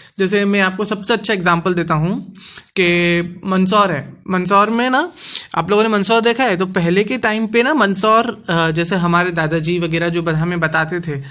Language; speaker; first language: Hindi; non-native, local second language; Gujarati